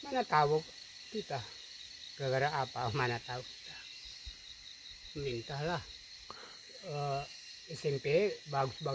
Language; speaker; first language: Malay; non-native, local second language; Batak Toba